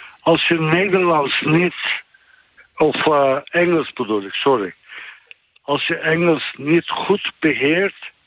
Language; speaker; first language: Dutch; non-native, fluent; Turkish